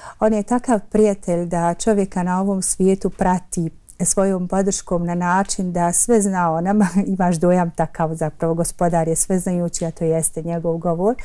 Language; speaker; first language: Bosnian; native; Bosnian